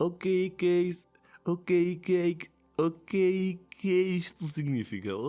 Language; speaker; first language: Portuguese; non-native, learner; German